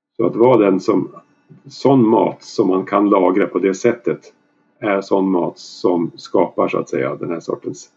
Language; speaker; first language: Swedish; native; Swedish